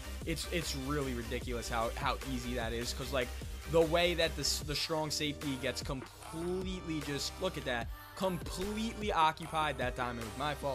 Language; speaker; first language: English; native; English